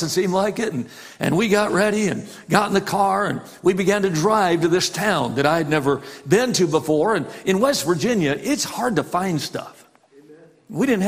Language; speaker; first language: English; native; English